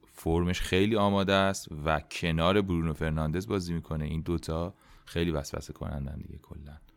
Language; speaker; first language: Persian; native; Persian